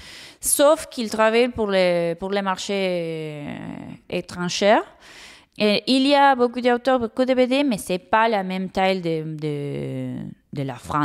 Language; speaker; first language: French; non-native, fluent; Spanish